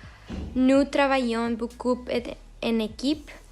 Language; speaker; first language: French; non-native, learner; Spanish